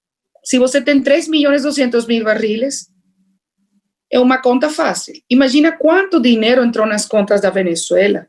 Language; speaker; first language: Portuguese; non-native, fluent; Spanish